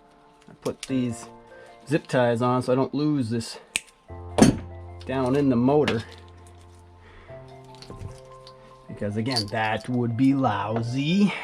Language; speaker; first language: English; native; English